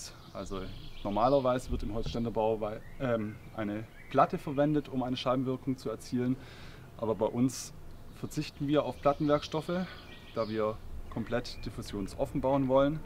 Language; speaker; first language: German; native; German